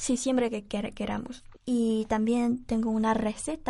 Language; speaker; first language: Spanish; non-native, learner; Chinese